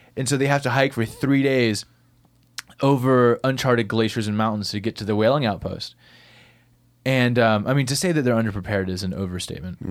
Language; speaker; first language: English; native; English